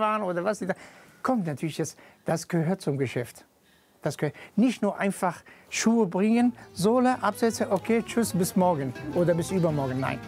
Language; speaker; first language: German; non-native, fluent; Arabic